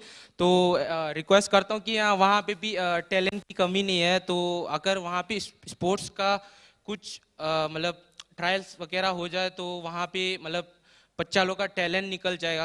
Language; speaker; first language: Hindi; non-native, local second language; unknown